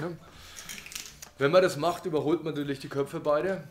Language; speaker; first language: German; native; German